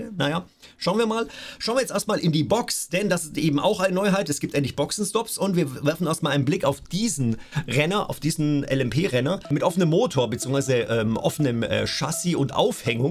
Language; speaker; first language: German; native; German